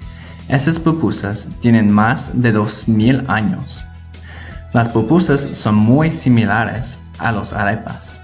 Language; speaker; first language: Spanish; non-native, learner; English